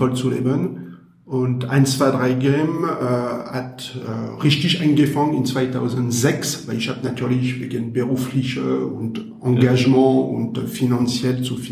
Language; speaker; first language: German; non-native, learner; French